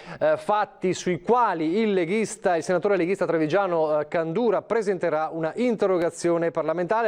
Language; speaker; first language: Italian; native; Italian